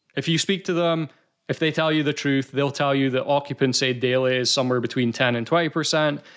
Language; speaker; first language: English; native; English